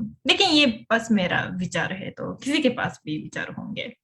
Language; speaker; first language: Hindi; non-native, fluent; Japanese